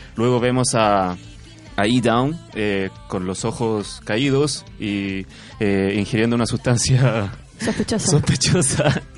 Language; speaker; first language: Spanish; non-native, fluent; Chinese